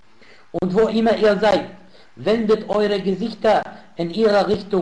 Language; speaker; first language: German; non-native, fluent; Arabic